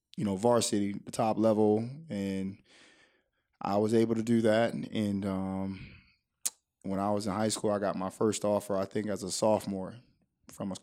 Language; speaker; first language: English; native; English